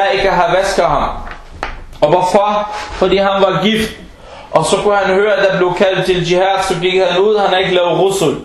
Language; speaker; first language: Danish; early bilingual, other home language; Arabic